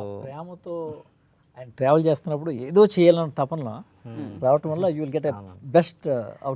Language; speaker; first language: Telugu; native; Telugu